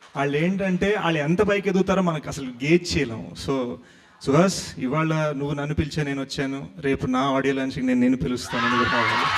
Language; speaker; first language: Telugu; native; Telugu